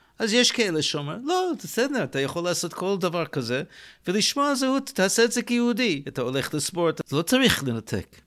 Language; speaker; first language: Hebrew; non-native, fluent; English